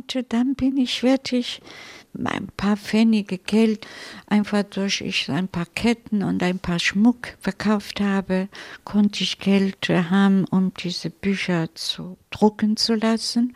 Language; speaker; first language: German; non-native, fluent; Italian